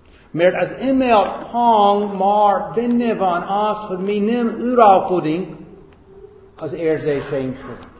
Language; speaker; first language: Hungarian; non-native, fluent; English